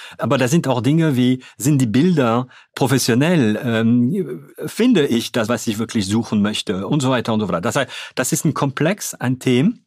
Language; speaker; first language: German; non-native, fluent; French